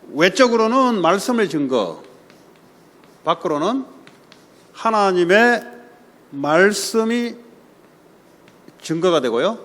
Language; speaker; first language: Korean; native; Korean